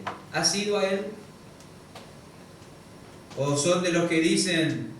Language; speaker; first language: Spanish; native; Spanish